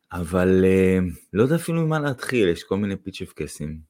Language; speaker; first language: Hebrew; non-native, fluent; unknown